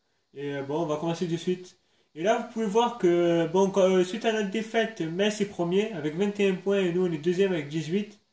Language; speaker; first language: French; native; French